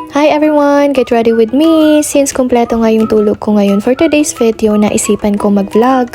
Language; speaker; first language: Filipino; native; Filipino